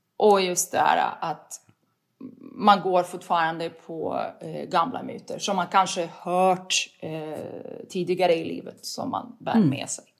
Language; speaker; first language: Swedish; non-native, fluent; Russian